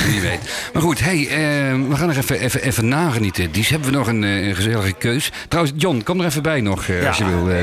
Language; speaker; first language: Dutch; native; Dutch